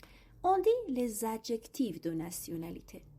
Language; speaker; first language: French; non-native, fluent; Persian